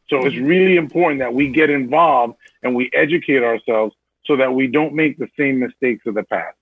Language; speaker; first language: English; early bilingual, other home language; Spanish